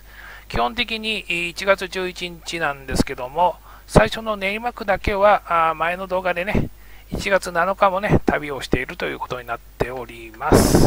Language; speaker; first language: Japanese; native; Japanese